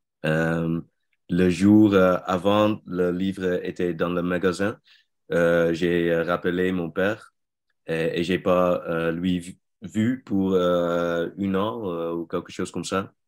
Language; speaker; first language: French; non-native, learner; Dutch